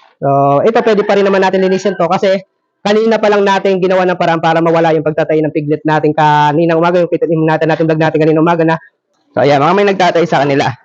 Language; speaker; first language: Filipino; native; Filipino